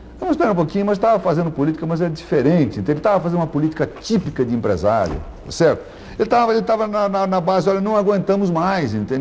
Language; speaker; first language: Portuguese; native; Portuguese